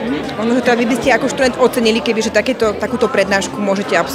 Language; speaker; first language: Slovak; native; Slovak